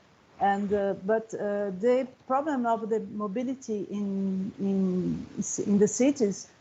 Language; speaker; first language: English; non-native, learner; Portuguese